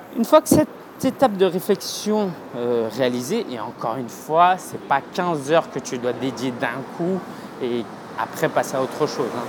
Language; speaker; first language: French; native; French